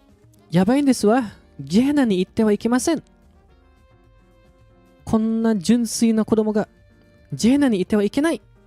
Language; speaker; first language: Japanese; non-native, fluent; Indonesian